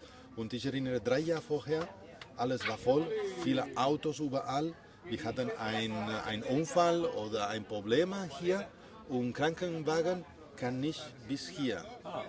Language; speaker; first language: German; non-native, learner; Spanish